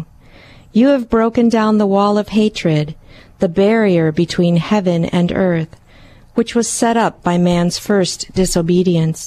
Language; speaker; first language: English; early bilingual, other home language; Hungarian